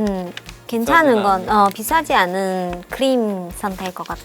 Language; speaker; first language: Korean; non-native, fluent; Chinese